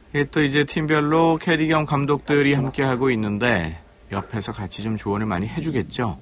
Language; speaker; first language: Korean; native; Korean